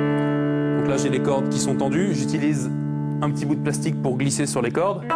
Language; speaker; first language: French; native; French